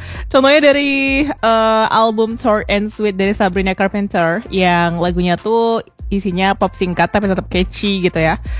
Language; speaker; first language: Indonesian; native; Indonesian